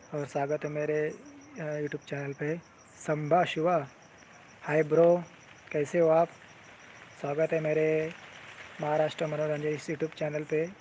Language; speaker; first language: Hindi; non-native, local second language; Marathi